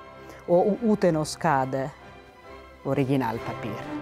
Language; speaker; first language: Norwegian; non-native, fluent; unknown